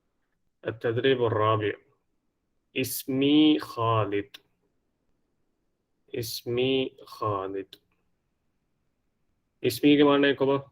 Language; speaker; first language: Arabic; non-native, fluent; Divehi